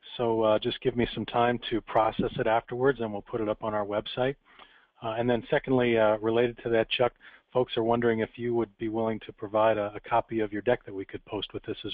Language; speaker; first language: English; native; English